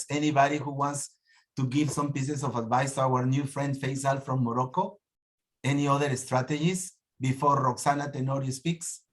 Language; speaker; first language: English; non-native, fluent; Spanish